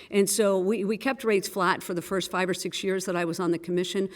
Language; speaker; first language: English; native; English